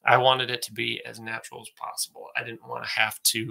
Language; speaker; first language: English; native; English